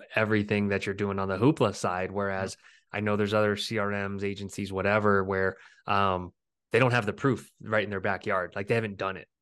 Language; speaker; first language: English; early bilingual, other home language; Filipino